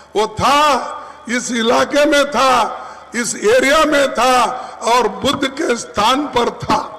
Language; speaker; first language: Hindi; non-native, local second language; Kannada